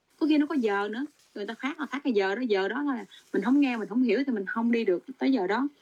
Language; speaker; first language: Vietnamese; native; Vietnamese